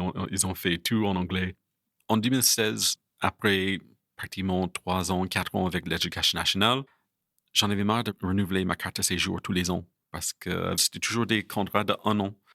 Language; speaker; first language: French; non-native, fluent; English